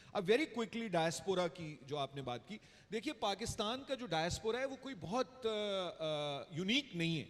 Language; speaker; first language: Urdu; native; Urdu